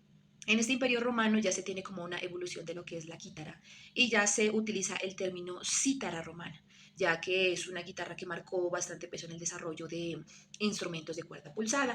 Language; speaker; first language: Spanish; native; Spanish